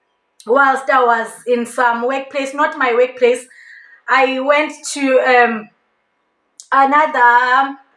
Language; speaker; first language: English; non-native, local second language; Xhosa